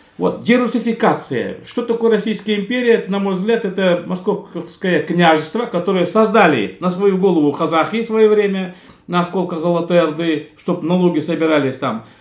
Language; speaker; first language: Russian; non-native, local second language; Kazakh